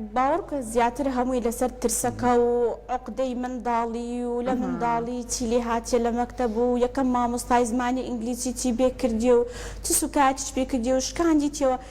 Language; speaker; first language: Central Kurdish; early bilingual, heritage; Central Kurdish